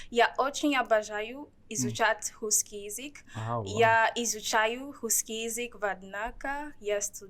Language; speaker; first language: Russian; non-native, learner; Portuguese